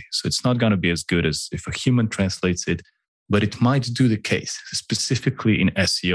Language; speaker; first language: English; non-native, fluent; Slovenian